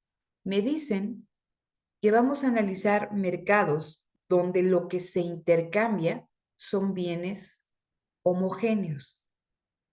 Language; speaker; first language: Spanish; native; Spanish